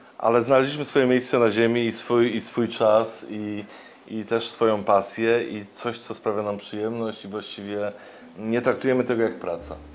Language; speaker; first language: Polish; native; Polish